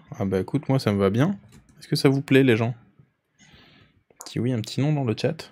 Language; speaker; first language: French; native; French